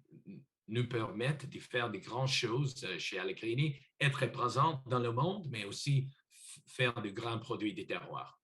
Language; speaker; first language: French; non-native, learner; English